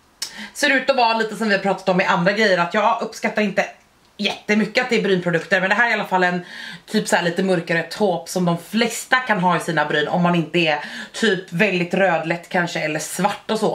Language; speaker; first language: Swedish; native; Swedish